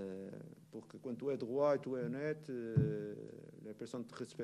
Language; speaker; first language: French; non-native, learner; Portuguese